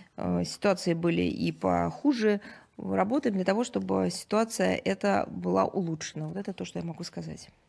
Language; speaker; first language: Russian; native; Russian